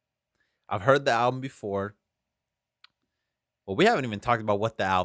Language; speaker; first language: English; native; English